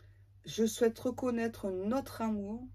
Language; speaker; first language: French; native; French